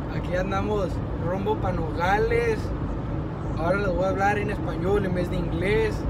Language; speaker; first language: Spanish; early bilingual, heritage; Spanish